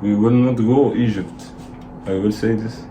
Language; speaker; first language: English; non-native, learner; Arabic